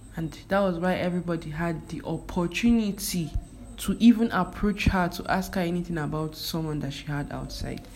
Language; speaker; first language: English; non-native, local second language; Igbo